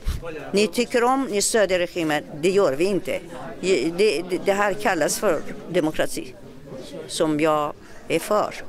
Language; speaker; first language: Swedish; non-native, fluent; Persian